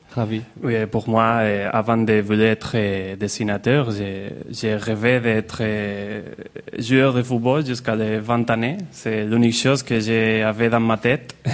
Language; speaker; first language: French; non-native, learner; Spanish